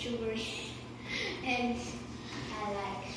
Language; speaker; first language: English; non-native, learner; Vietnamese